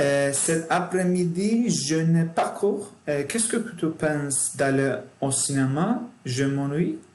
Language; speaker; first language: French; non-native, learner; Turkish